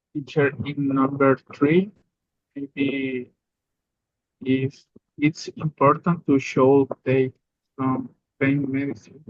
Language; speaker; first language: English; non-native, learner; Spanish